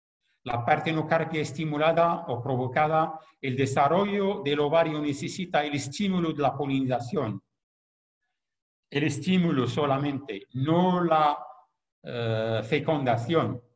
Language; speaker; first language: Spanish; non-native, fluent; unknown